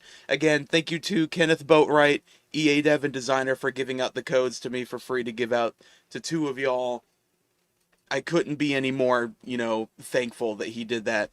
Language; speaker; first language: English; native; English